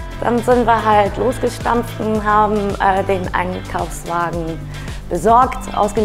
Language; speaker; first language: German; native; German